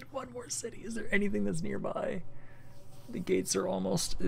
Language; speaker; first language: English; native; English